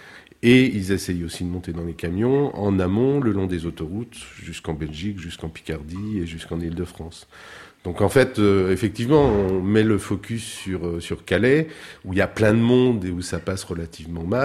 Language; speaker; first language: French; native; French